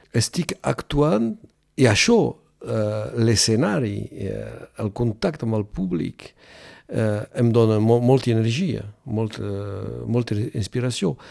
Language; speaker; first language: Catalan; non-native, local second language; French